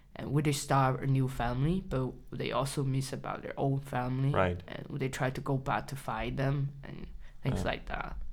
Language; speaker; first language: English; non-native, learner; Chinese